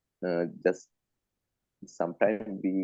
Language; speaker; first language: English; non-native, learner; Tamil